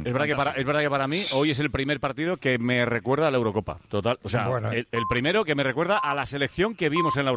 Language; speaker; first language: Spanish; native; Spanish